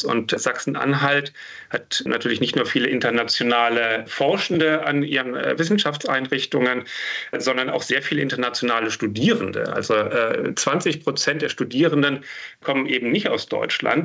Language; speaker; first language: German; native; German